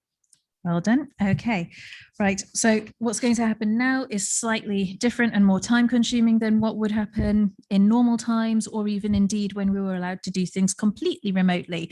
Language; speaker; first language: English; native; English